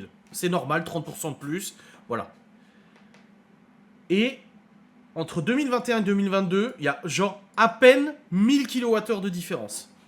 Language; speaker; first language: French; native; French